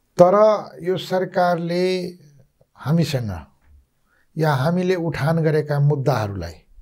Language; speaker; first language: Nepali; non-native, local second language; Maithili